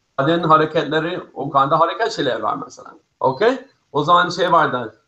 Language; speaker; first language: Turkish; non-native, fluent; English